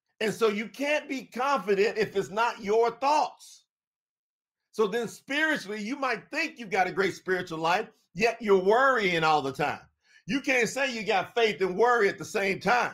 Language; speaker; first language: English; native; English